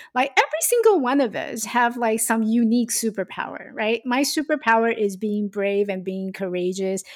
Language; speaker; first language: English; non-native, fluent; Chinese